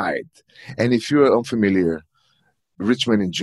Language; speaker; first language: English; non-native, fluent; Bulgarian